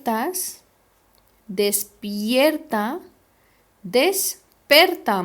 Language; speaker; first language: Spanish; non-native, fluent; Hindi